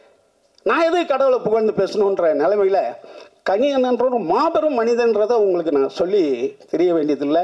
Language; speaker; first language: Tamil; native; Tamil